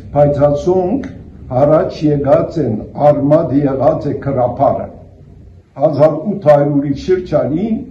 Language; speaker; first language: Armenian; early bilingual, heritage; Armenian